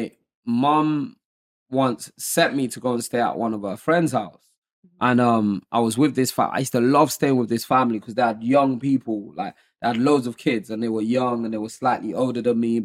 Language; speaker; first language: English; non-native, local second language; Yoruba